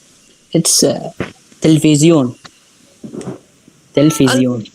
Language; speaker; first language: English; non-native, learner; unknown